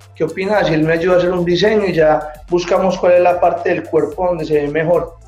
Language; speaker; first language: Spanish; native; Spanish